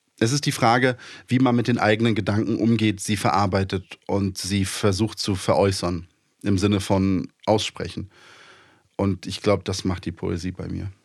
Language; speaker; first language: German; early bilingual, other home language; Polish